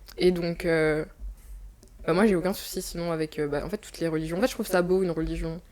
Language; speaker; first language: French; native; French